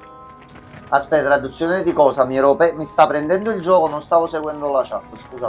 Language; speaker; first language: Italian; native; Italian